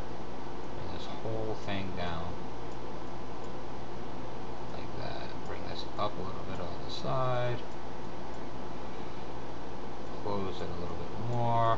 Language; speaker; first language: English; native; English